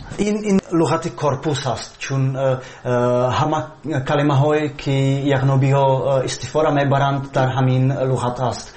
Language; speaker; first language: Persian; non-native, learner; Czech